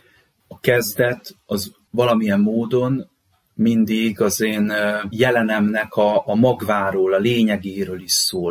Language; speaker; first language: Hungarian; native; Hungarian